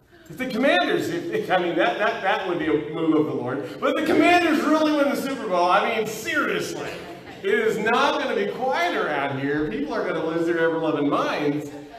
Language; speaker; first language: English; native; English